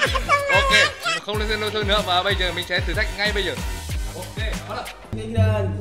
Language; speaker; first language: Vietnamese; non-native, learner; Portuguese